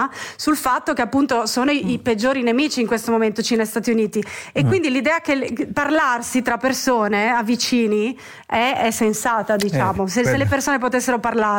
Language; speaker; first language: Italian; native; Italian